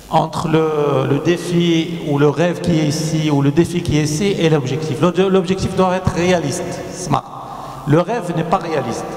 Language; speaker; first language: French; non-native, local second language; Arabic